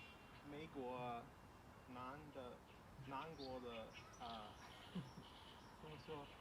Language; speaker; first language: Chinese; non-native, learner; English